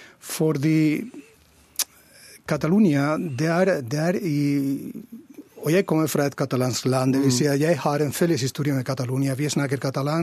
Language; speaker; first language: Norwegian; non-native, fluent; Catalan